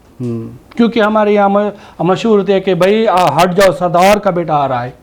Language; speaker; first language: Urdu; non-native, local second language; Sindhi